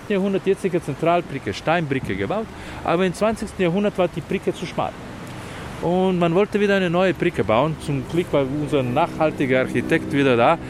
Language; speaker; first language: German; non-native, fluent; Slovenian